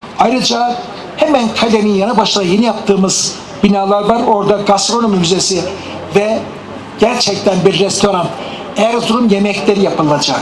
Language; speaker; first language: Turkish; native; Turkish